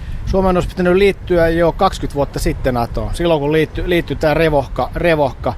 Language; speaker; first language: Finnish; native; Finnish